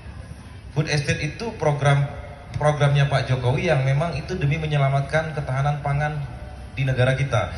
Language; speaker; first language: Indonesian; native; Indonesian